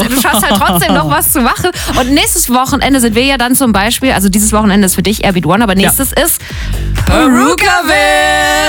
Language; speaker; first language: German; native; German